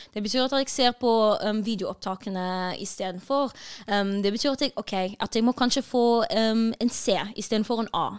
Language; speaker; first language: Norwegian; early bilingual, other home language; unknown